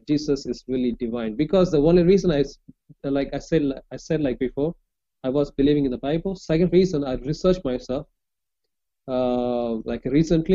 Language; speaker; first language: English; non-native, local second language; Tamil